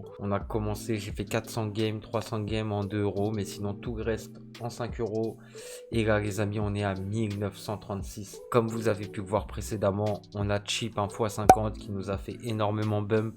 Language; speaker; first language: French; native; French